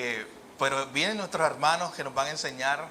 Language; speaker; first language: Spanish; native; Spanish